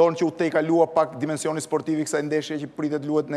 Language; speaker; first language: Albanian; native; Albanian